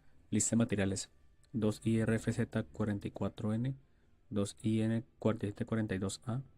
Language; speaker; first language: Spanish; native; Spanish